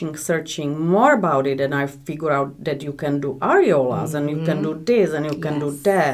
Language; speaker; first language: English; non-native, learner; Czech